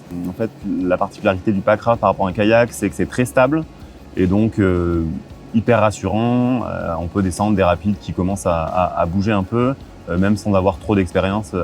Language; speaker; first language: French; native; French